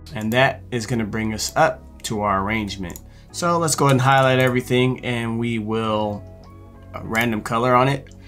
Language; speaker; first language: English; native; English